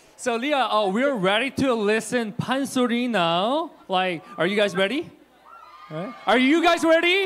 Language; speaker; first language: English; non-native, fluent; Korean